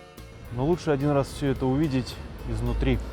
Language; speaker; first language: Russian; native; Russian